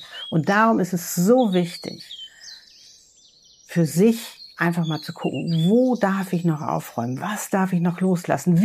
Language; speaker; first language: German; native; German